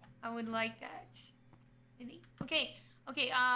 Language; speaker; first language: English; non-native, fluent; Portuguese